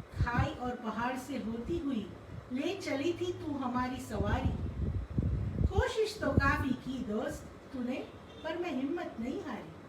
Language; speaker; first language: Hindi; non-native, local second language; Gujarati